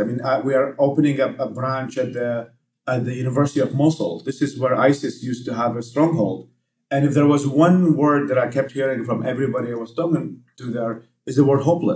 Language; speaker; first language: English; non-native, fluent; Arabic